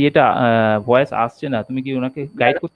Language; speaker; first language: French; non-native, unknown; Bangla